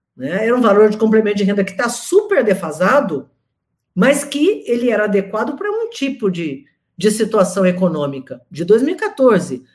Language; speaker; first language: Portuguese; native; Portuguese